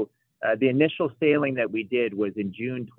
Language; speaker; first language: English; native; English